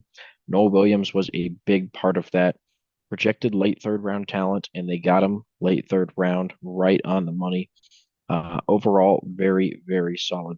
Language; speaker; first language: English; native; English